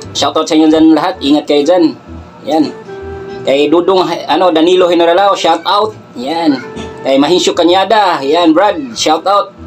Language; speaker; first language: Filipino; non-native, local second language; Cebuano